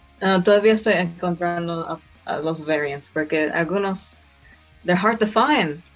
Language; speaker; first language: Spanish; early bilingual, heritage; Spanish